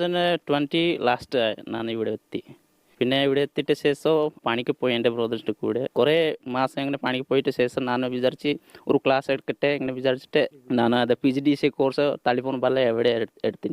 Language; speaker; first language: Malayalam; non-native, learner; Odia